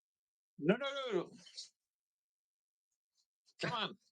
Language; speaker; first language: English; non-native, learner; Spanish